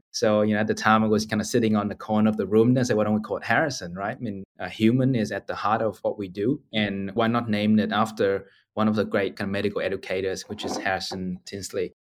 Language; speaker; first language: English; non-native, fluent; Vietnamese